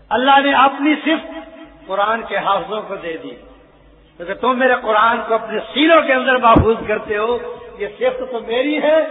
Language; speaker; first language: Urdu; non-native, local second language; Punjabi